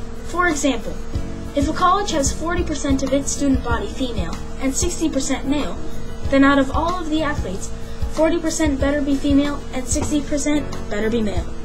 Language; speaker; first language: English; native; English